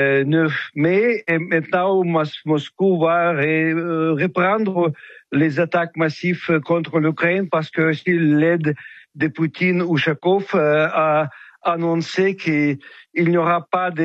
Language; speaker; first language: French; non-native, fluent; Ukrainian